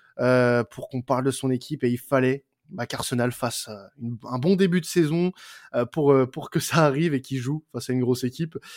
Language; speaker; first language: French; native; French